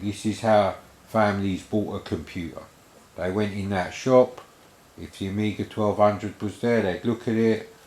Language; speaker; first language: English; native; English